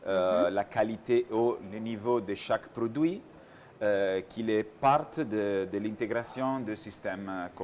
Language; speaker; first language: French; non-native, learner; Italian